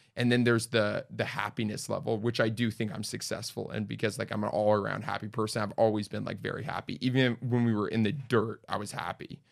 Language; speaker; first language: English; native; English